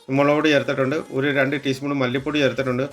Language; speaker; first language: Malayalam; native; Malayalam